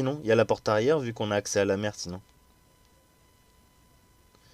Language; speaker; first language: French; native; French